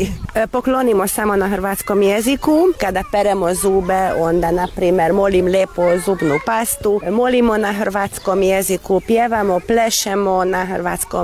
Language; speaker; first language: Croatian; non-native, local second language; Hungarian